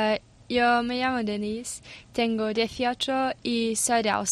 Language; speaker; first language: Spanish; non-native, learner; German